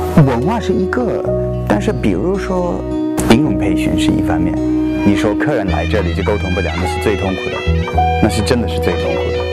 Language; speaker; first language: Chinese; non-native, fluent; English